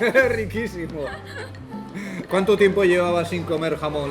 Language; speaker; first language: Spanish; native; Spanish